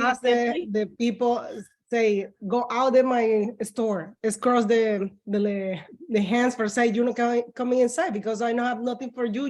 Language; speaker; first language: English; non-native, learner; Spanish